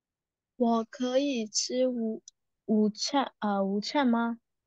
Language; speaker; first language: Chinese; non-native, learner; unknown